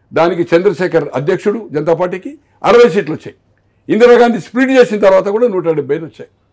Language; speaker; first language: Telugu; native; Telugu